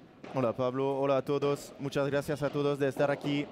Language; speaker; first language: Spanish; non-native, learner; French